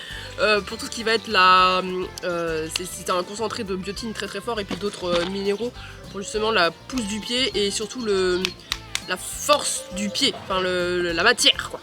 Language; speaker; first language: French; native; French